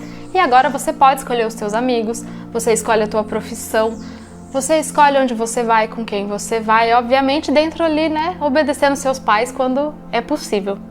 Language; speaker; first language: Portuguese; native; Portuguese